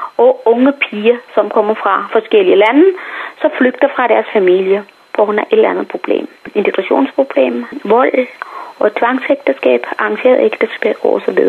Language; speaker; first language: Danish; non-native, fluent; Tamil